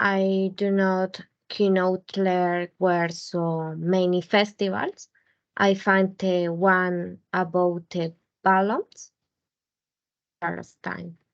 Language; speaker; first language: English; non-native, learner; Spanish